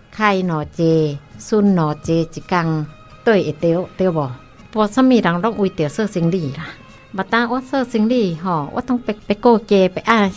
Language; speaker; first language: Min Nan Chinese; non-native, learner; Northeastern Thai